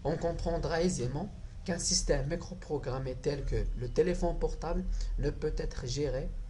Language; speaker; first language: French; non-native, local second language; Arabic